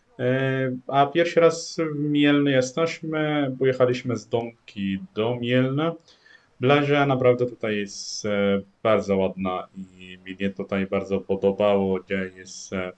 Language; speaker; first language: Polish; non-native, learner; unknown